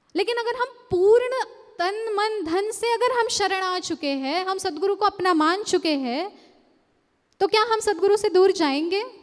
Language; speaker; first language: Hindi; non-native, local second language; Marathi